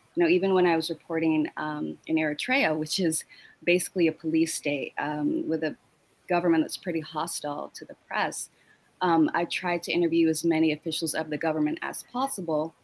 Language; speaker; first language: English; native; English